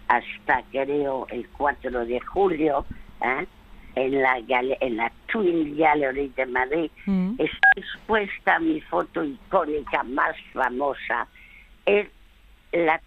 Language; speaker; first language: Spanish; early bilingual, other home language; French